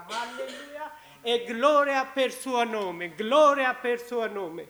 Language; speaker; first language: Italian; non-native, learner; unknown